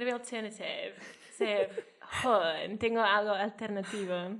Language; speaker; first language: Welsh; native; Welsh